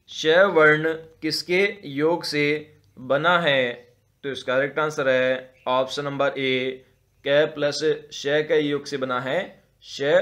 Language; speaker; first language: Hindi; native; Hindi